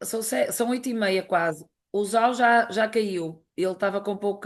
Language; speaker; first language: Portuguese; native; Portuguese